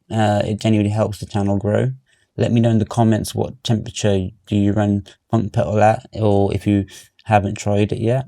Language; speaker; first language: English; native; English